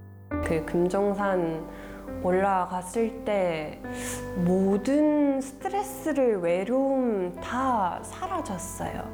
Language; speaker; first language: Korean; non-native, fluent; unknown